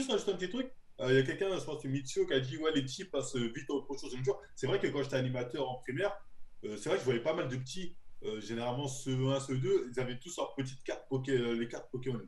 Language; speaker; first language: French; native; French